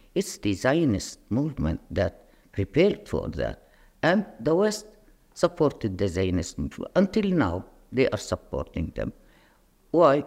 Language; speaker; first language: English; non-native, fluent; Arabic